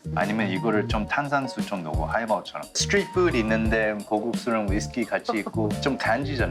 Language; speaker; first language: Korean; early bilingual, heritage; English